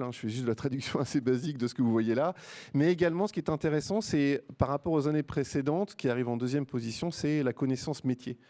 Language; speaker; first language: French; native; French